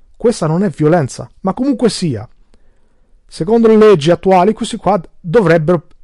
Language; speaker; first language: Italian; early bilingual, other home language; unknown